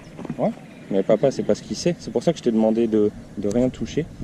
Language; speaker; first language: French; native; French